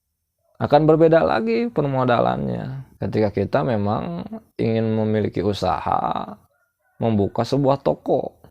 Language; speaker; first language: Indonesian; non-native, local second language; Sundanese